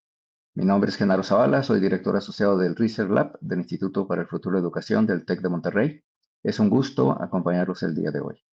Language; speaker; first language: Spanish; native; Spanish